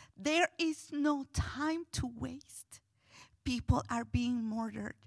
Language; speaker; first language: English; non-native, fluent; Spanish